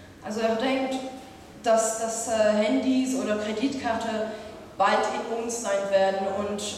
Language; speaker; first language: German; non-native, fluent; French